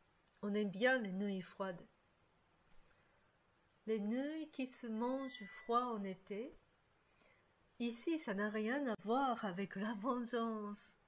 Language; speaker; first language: French; non-native, fluent; Japanese